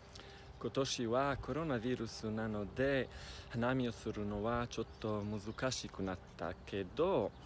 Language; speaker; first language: Japanese; non-native, learner; Italian